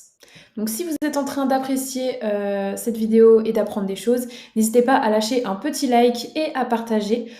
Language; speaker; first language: French; native; French